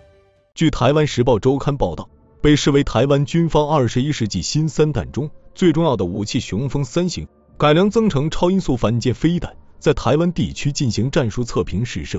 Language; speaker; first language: Chinese; native; Chinese